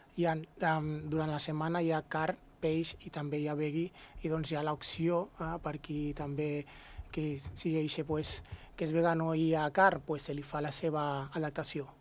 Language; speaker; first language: Catalan; non-native, local second language; Spanish